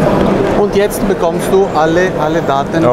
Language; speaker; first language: German; non-native, learner; Italian